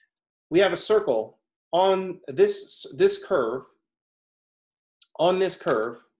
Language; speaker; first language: English; native; English